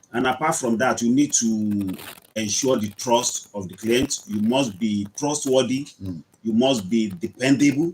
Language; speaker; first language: English; non-native, local second language; Yoruba